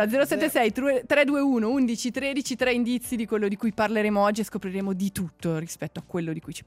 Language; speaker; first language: Italian; native; Italian